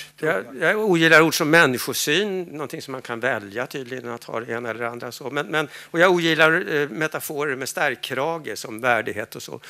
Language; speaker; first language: Swedish; native; Swedish